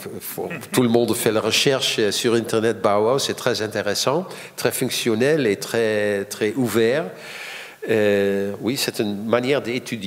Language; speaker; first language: French; non-native, fluent; Dutch